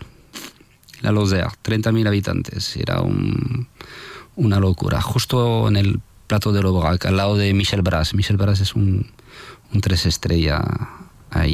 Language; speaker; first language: Spanish; non-native, fluent; French